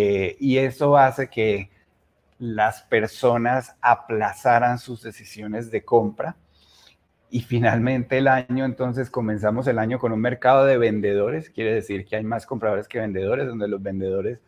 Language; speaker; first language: Spanish; native; Spanish